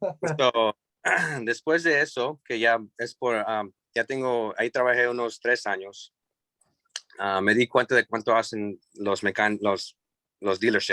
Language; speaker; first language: Spanish; early bilingual, heritage; English